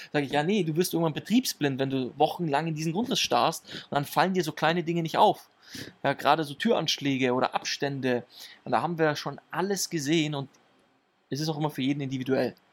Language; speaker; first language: German; early bilingual, other home language; Italian